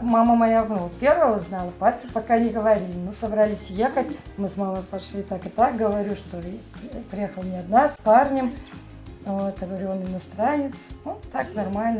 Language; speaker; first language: Russian; native; Russian